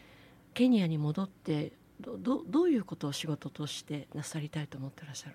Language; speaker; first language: Japanese; native; Japanese